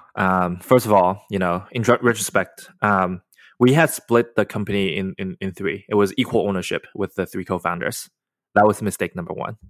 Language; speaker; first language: English; early bilingual, other home language; Chinese